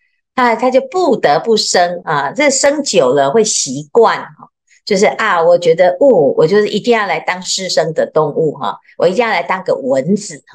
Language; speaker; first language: Chinese; native; Chinese